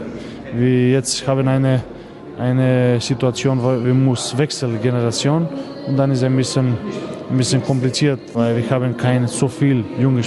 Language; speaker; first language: German; non-native, learner; Macedonian